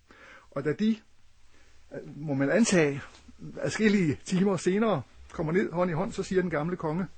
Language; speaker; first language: Danish; native; Danish